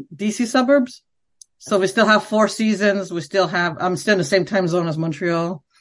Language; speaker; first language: English; non-native, fluent; Khmer